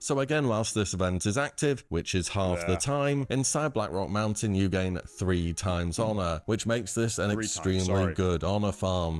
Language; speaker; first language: English; native; English